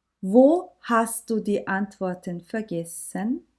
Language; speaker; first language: German; non-native, learner; Turkish